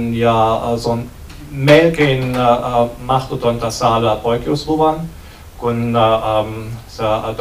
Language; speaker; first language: Finnish; non-native, learner; German